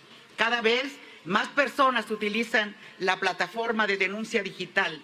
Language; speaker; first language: Spanish; native; Spanish